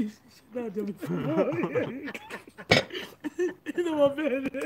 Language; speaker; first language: Italian; non-native, learner; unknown